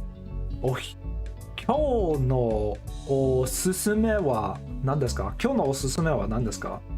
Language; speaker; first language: Japanese; non-native, learner; English